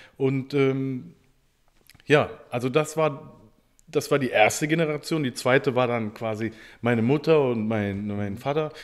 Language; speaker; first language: German; native; German